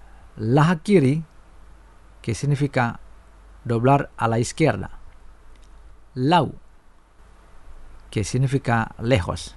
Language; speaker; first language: Spanish; non-native, fluent; Indonesian